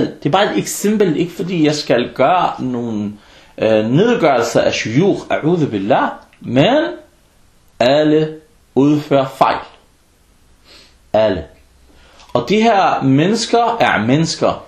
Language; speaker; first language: Danish; non-native, fluent; Arabic